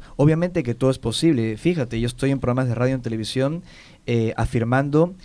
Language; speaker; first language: Spanish; native; Spanish